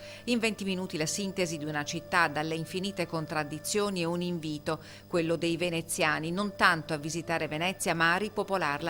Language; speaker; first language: Italian; native; Italian